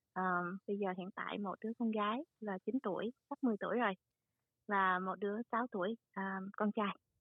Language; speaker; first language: Vietnamese; early bilingual, heritage; Vietnamese